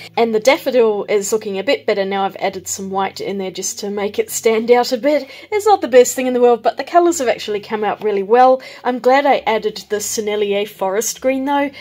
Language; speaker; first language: English; native; English